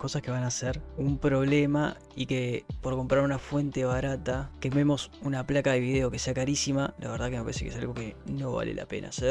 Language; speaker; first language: Spanish; native; Spanish